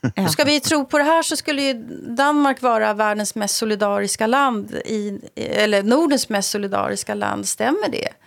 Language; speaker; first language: Swedish; native; Swedish